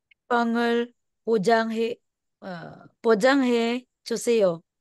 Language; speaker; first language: Korean; non-native, learner; Filipino